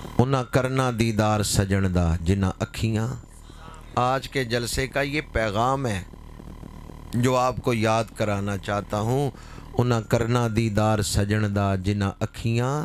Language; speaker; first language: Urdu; non-native, local second language; Punjabi